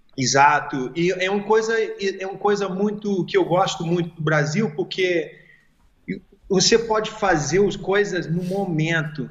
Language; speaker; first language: Portuguese; early bilingual, heritage; English